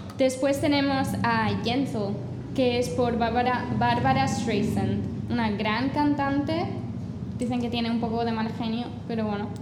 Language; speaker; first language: Spanish; non-native, fluent; English